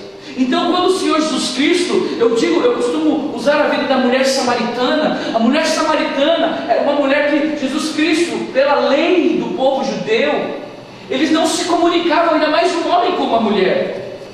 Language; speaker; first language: Portuguese; native; Portuguese